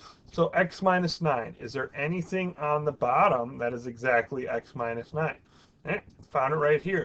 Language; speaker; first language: English; native; English